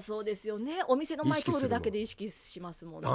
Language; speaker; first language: Japanese; native; Japanese